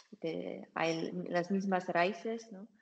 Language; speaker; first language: Spanish; non-native, learner; German